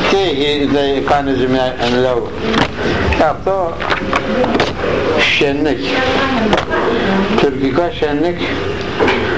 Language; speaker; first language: Greek; non-native, local second language; Turkish